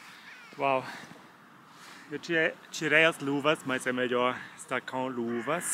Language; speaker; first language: Portuguese; non-native, fluent; German